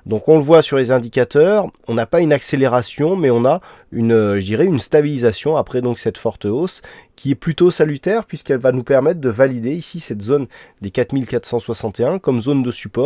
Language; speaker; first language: French; native; French